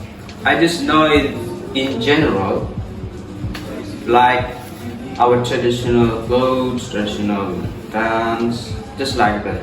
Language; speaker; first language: English; non-native, local second language; Malay